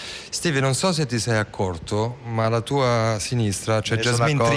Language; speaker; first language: Italian; native; Italian